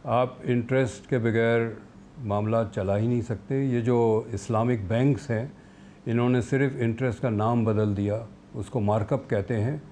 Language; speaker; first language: Urdu; native; Urdu